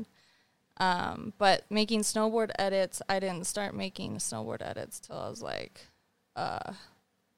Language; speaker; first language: English; native; English